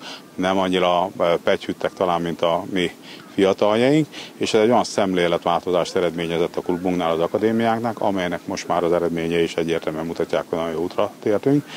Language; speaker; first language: Hungarian; native; Hungarian